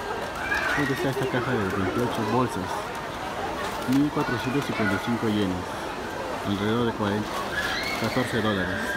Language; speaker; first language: Spanish; native; Spanish